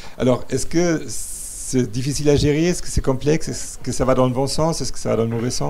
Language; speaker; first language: French; native; French